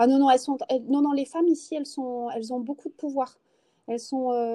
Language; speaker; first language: French; native; French